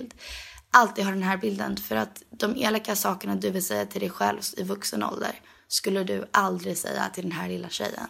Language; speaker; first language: Swedish; early bilingual, heritage; Swedish